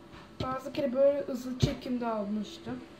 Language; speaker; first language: Turkish; non-native, fluent; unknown